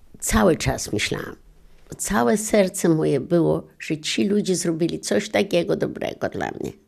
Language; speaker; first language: Polish; non-native, local second language; Yiddish